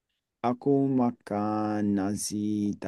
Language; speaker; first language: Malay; non-native, learner; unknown